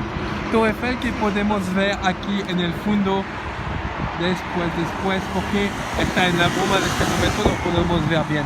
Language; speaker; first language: Spanish; non-native, learner; French